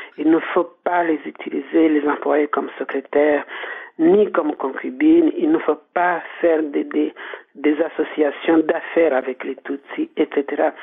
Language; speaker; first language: French; non-native, local second language; Kinyarwanda